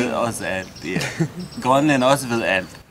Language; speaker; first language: Danish; non-native, learner; Turkish